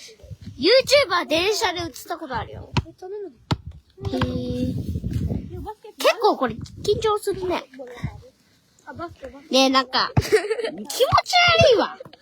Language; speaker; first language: Japanese; native; Japanese